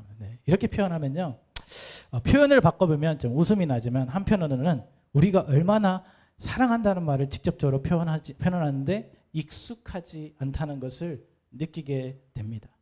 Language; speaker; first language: Korean; native; Korean